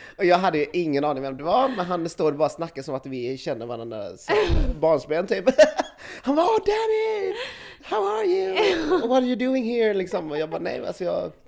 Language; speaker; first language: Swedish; early bilingual, other home language; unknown